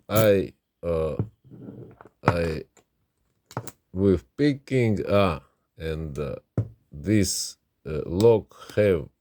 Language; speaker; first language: English; non-native, learner; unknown